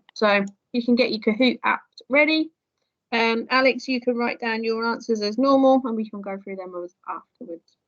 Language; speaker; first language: English; native; English